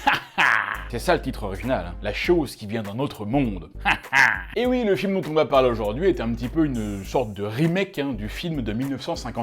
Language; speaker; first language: French; native; French